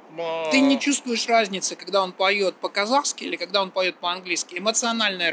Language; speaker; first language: Russian; native; Russian